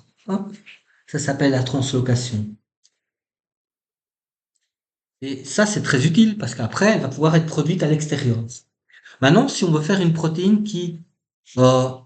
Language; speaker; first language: French; native; French